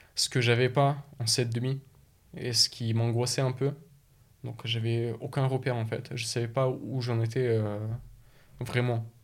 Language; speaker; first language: French; early bilingual, other home language; Russian